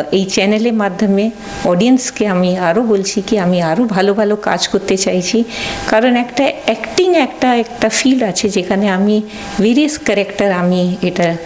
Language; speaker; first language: Bangla; non-native, local second language; Marwari